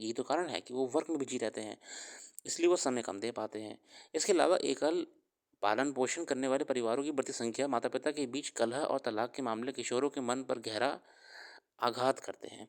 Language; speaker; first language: Hindi; native; Hindi